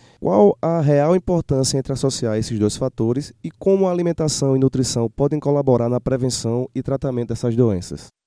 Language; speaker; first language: Portuguese; native; Portuguese